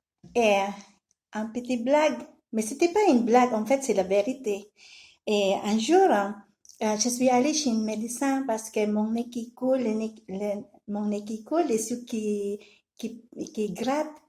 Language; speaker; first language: French; non-native, learner; Filipino